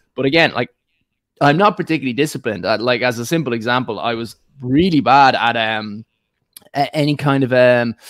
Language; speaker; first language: English; native; English